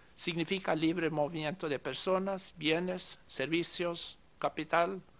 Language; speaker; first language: Spanish; non-native, fluent; Norwegian